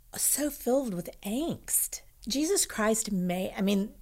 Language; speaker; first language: English; native; English